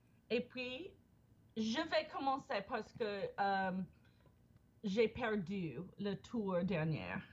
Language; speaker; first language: French; non-native, fluent; English